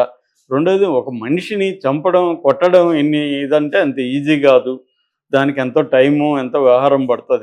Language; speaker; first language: Telugu; native; Telugu